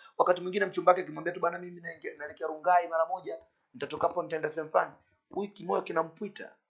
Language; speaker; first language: Swahili; native; Swahili